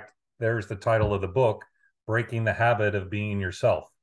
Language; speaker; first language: English; native; English